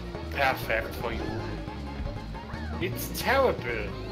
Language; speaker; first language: English; non-native, learner; German